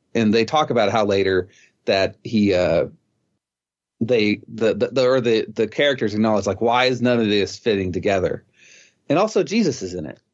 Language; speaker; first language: English; native; English